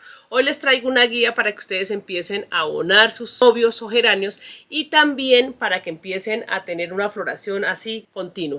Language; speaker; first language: Spanish; native; Spanish